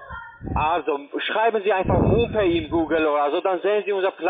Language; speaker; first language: German; non-native, learner; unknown